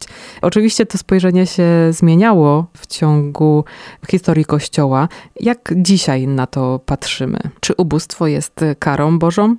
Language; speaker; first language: Polish; native; Polish